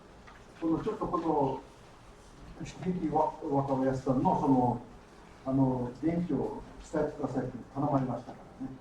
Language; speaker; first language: Japanese; early bilingual, heritage; Portuguese